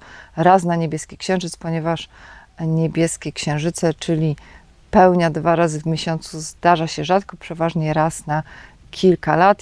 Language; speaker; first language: Polish; native; Polish